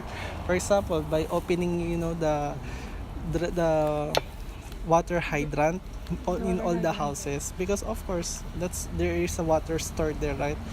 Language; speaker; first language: English; non-native, learner; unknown